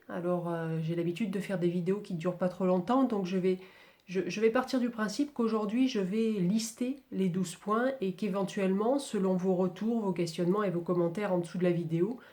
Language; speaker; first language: French; native; French